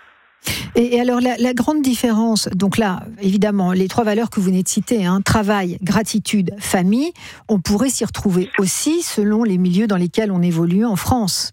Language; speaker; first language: French; native; French